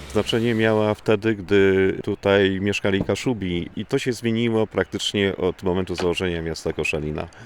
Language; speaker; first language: Polish; native; Polish